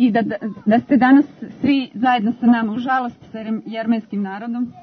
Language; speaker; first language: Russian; non-native, learner; Serbian